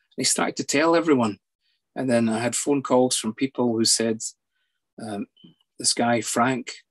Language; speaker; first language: English; native; English